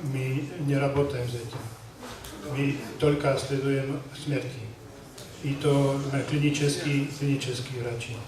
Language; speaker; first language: Russian; non-native, learner; Slovak